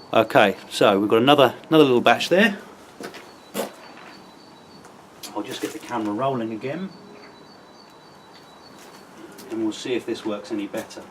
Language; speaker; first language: English; native; English